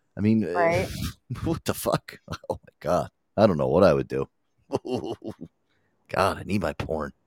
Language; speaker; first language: English; native; English